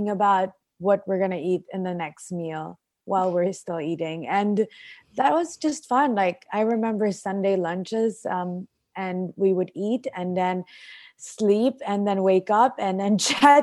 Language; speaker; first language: English; non-native, local second language; Filipino